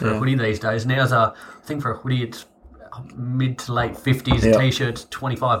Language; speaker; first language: English; native; English